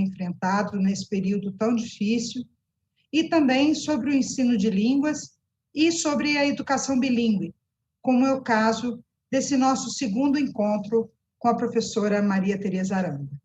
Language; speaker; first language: Portuguese; native; Portuguese